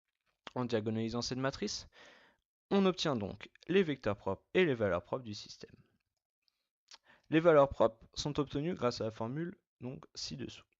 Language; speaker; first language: French; native; French